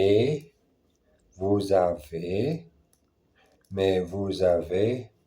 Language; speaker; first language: French; non-native, learner; Portuguese